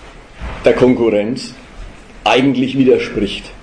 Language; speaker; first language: German; native; German